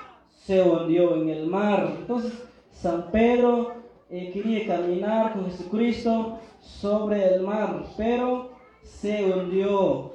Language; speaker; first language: Spanish; non-native, local second language; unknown